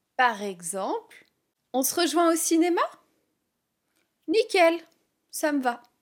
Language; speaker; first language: French; native; French